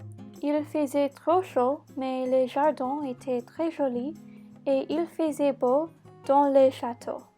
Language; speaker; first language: French; non-native, learner; English